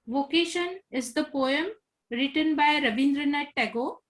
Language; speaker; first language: English; non-native, local second language; Marathi